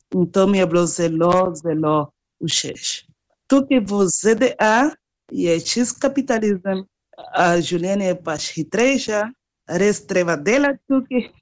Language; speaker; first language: Slovenian; non-native, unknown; Spanish